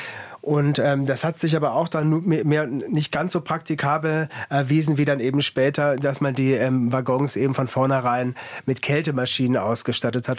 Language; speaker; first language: German; native; German